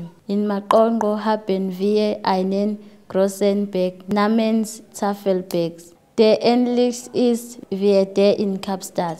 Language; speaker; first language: German; non-native, learner; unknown